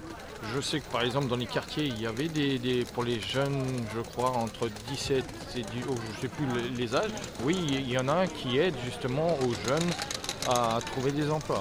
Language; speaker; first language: French; native; French